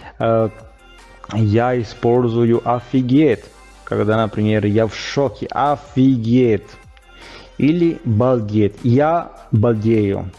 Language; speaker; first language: Russian; non-native, fluent; Italian